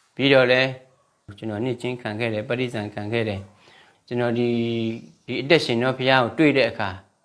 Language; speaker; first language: Burmese; non-native, local second language; Shan